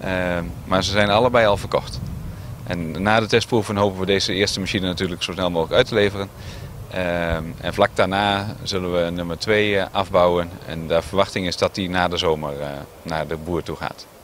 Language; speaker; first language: Dutch; native; Dutch